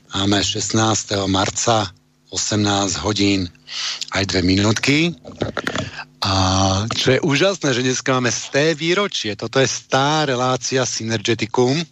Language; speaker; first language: Slovak; native; Slovak